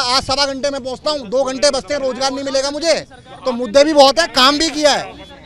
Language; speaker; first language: Hindi; native; Hindi